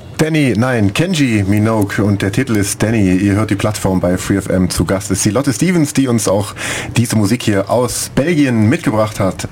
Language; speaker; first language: German; native; German